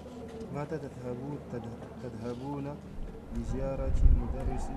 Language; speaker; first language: Arabic; non-native, learner; French